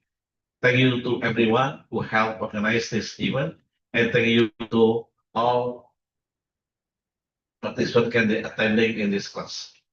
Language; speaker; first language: English; non-native, learner; Indonesian